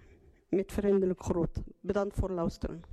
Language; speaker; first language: Dutch; non-native, learner; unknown